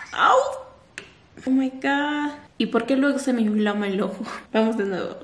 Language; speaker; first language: Spanish; native; Spanish